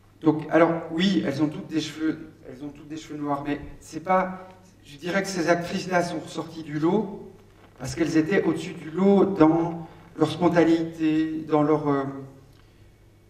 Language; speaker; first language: French; native; French